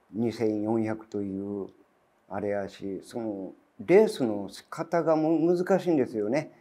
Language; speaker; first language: Japanese; native; Japanese